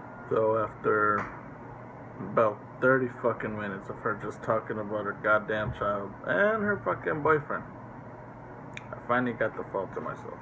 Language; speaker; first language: English; early bilingual, other home language; Spanish